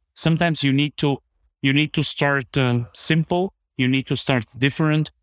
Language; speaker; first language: English; non-native, fluent; Bulgarian